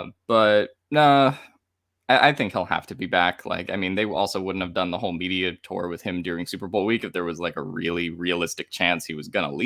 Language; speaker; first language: English; native; English